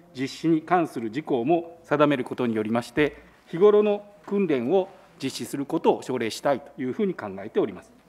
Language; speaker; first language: Japanese; native; Japanese